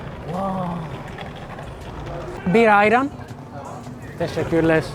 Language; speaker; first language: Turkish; non-native, learner; Italian